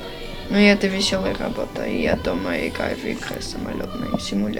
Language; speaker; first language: Russian; early bilingual, heritage; Russian